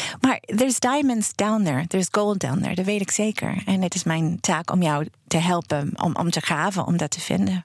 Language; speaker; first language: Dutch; non-native, fluent; English